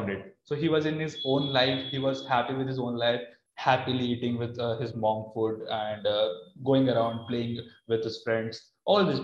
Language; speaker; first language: English; non-native, local second language; Odia